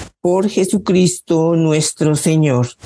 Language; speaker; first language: Spanish; native; Spanish